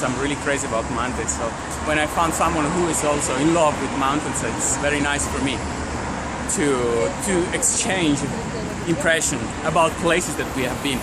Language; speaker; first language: English; non-native, fluent; Italian